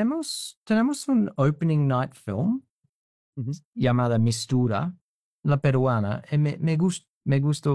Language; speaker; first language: Spanish; non-native, fluent; English